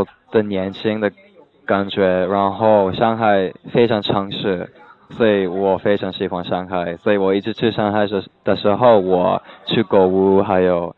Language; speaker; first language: Chinese; non-native, learner; English